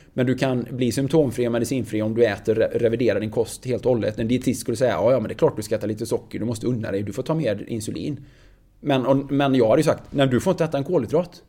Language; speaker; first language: Swedish; native; Swedish